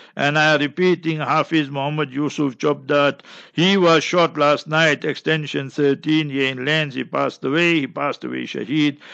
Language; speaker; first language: English; native; English